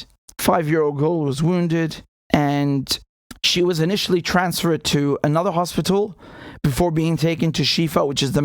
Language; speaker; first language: English; native; English